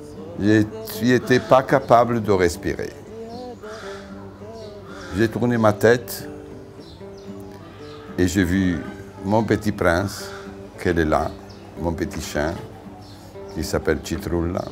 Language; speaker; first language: French; non-native, fluent; Italian